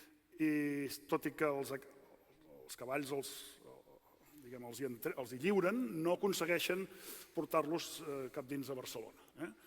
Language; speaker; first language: Catalan; native; Catalan